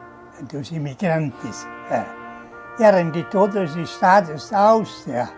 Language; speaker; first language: Portuguese; non-native, fluent; German